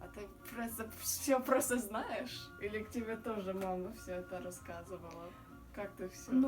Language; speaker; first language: Russian; early bilingual, heritage; Russian